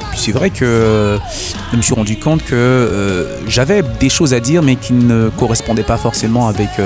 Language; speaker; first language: French; non-native, local second language; Haitian Creole